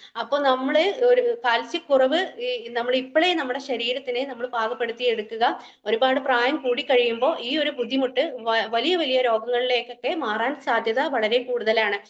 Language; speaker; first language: Malayalam; native; Malayalam